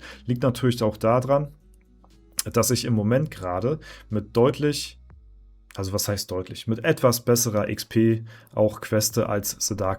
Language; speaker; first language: German; native; German